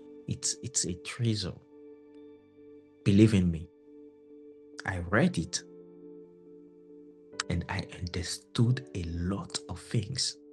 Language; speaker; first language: English; non-native, fluent; French